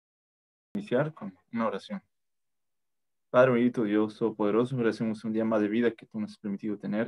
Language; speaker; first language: Spanish; native; Spanish